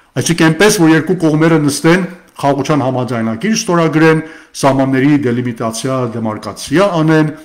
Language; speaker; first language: Armenian; early bilingual, heritage; Armenian